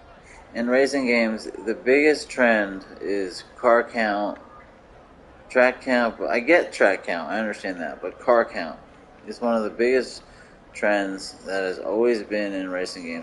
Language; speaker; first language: English; native; English